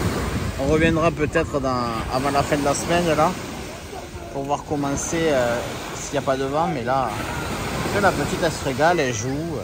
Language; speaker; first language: French; native; French